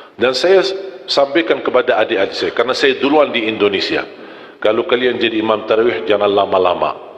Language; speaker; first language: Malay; non-native, fluent; Arabic